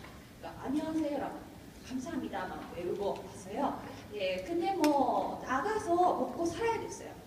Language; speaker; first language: Korean; non-native, fluent; Japanese